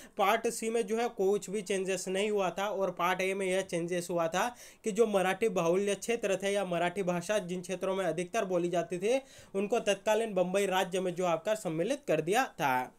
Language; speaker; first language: Hindi; native; Hindi